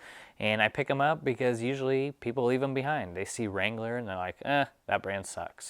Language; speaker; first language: English; native; English